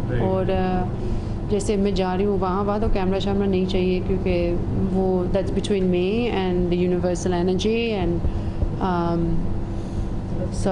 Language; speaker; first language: Hindi; non-native, fluent; English